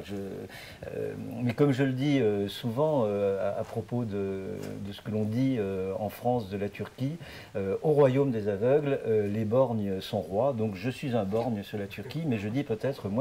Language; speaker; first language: French; native; French